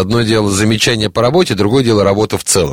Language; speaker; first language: Russian; native; Russian